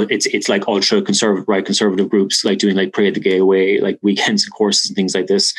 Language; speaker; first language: English; native; English